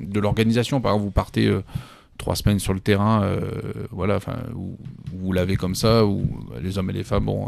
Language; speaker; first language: French; native; French